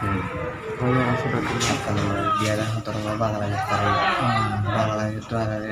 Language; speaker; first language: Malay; non-native, learner; Rohingya